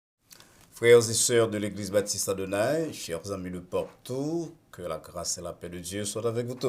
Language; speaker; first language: French; non-native, local second language; Haitian Creole